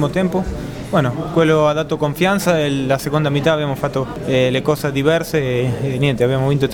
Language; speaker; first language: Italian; non-native, fluent; Spanish